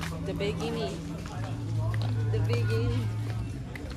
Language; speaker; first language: English; non-native, learner; Thai